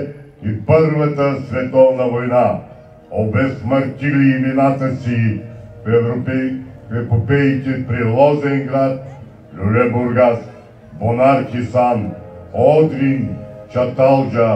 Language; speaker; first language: Bulgarian; native; Bulgarian